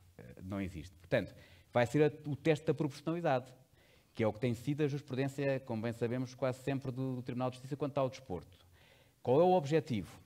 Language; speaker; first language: Portuguese; native; Portuguese